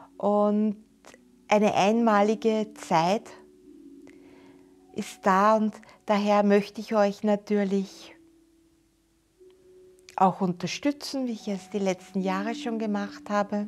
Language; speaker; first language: German; native; German